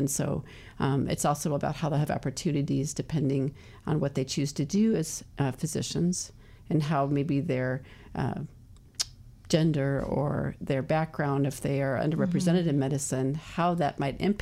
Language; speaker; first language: English; native; English